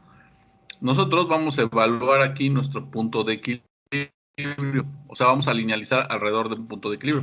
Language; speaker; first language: Spanish; native; Spanish